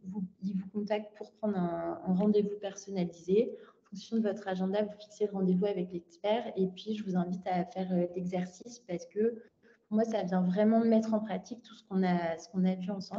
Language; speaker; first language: French; native; French